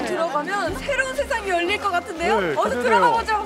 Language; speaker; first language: Korean; native; Korean